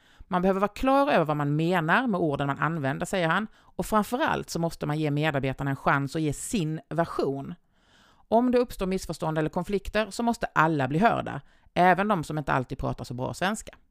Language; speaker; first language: Swedish; native; Swedish